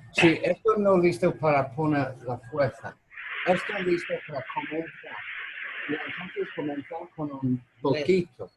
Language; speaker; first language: Spanish; non-native, learner; English